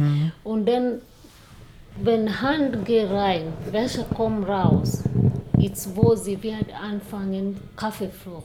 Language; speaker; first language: German; non-native, learner; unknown